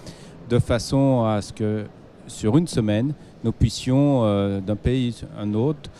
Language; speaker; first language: French; native; French